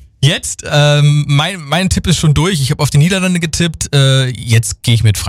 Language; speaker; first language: German; native; German